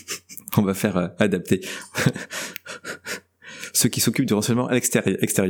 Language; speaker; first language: French; native; French